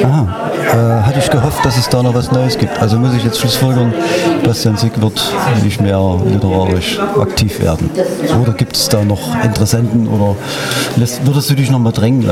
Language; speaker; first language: German; native; German